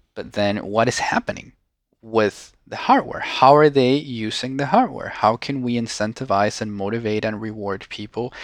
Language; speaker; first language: English; non-native, fluent; Spanish